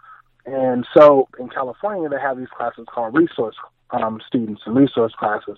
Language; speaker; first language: English; native; English